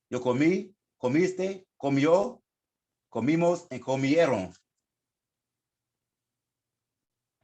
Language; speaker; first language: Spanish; non-native, learner; English